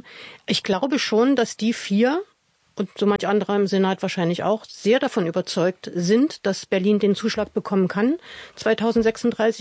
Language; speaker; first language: German; native; German